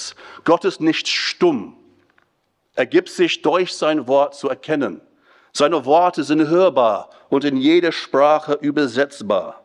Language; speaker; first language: German; non-native, fluent; English